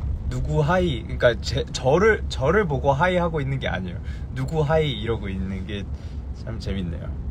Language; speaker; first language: Korean; early bilingual, heritage; Korean